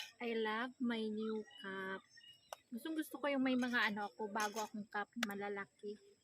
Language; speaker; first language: Filipino; native; Filipino